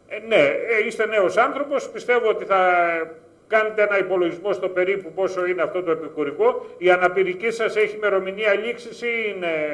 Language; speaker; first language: Greek; native; Greek